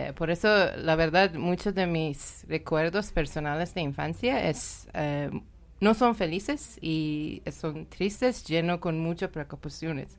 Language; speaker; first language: Spanish; non-native, learner; Persian